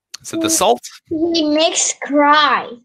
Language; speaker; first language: English; non-native, learner; Turkish